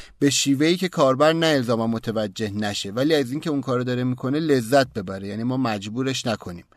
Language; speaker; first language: Persian; native; Persian